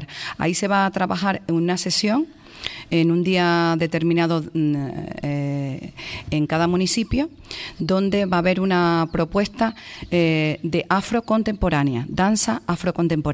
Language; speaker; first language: Spanish; native; Spanish